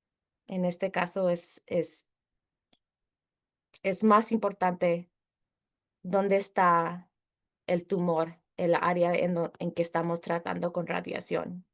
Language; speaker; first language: Spanish; early bilingual, heritage; Spanish